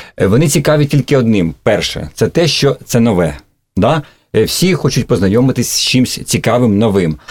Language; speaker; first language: Ukrainian; native; Ukrainian